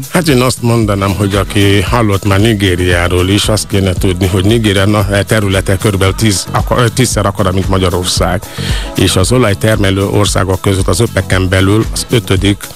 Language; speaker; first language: Hungarian; non-native, fluent; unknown